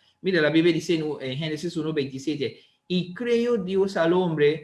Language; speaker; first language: Spanish; non-native, learner; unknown